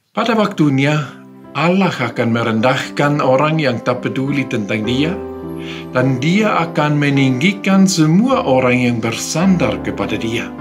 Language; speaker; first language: Indonesian; non-native, fluent; Swiss German